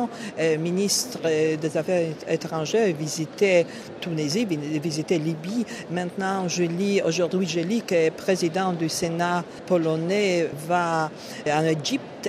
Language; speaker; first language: French; non-native, fluent; Polish